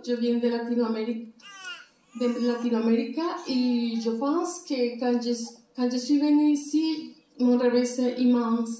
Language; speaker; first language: French; non-native, learner; Spanish